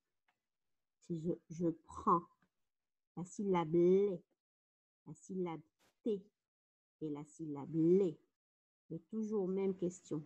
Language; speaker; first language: French; non-native, local second language; Arabic